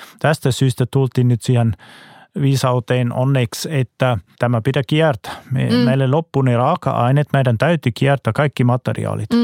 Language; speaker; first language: Finnish; non-native, fluent; German